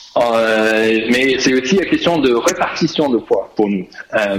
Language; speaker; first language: French; non-native, fluent; English